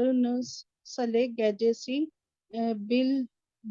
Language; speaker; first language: Turkish; non-native, learner; Urdu